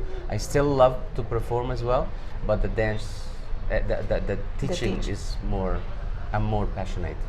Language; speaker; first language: English; non-native, fluent; Arabic